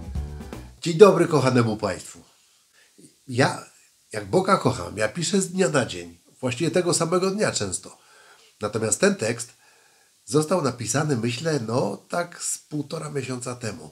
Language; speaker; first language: Polish; native; Polish